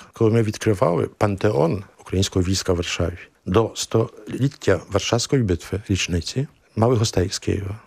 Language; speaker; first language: Ukrainian; early bilingual, heritage; Ukrainian